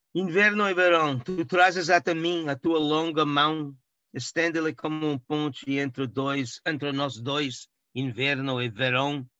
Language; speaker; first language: Portuguese; non-native, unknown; English